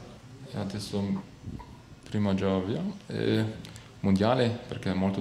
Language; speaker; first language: Italian; non-native, learner; Slovenian